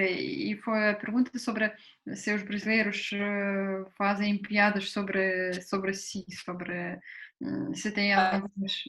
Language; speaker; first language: Portuguese; non-native, fluent; Russian